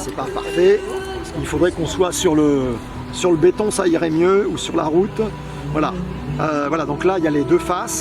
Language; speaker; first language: French; native; French